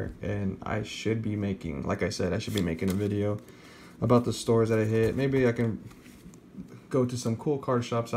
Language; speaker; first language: English; native; English